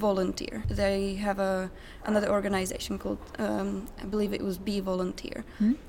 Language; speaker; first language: English; non-native, fluent; Czech